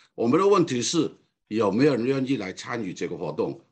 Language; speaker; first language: Chinese; non-native, fluent; Cantonese